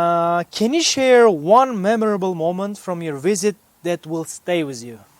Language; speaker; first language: English; non-native, fluent; Uzbek